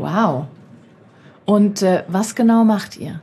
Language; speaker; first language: German; native; German